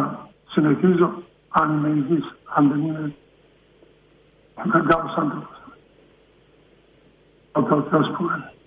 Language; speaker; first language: Greek; non-native, fluent; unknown